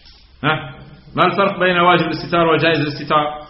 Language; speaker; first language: Arabic; native; Arabic